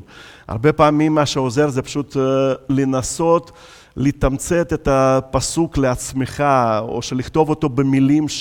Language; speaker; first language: Hebrew; non-native, fluent; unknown